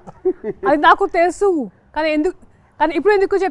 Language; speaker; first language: Telugu; non-native, local second language; Hindi